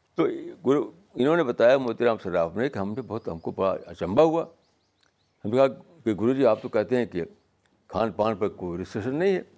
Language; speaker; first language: Urdu; native; Urdu